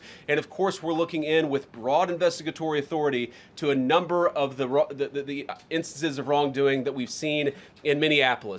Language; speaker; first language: English; native; English